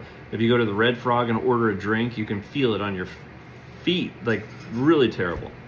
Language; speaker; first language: English; native; English